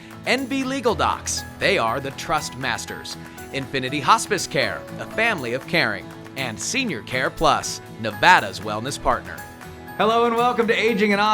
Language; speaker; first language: English; native; English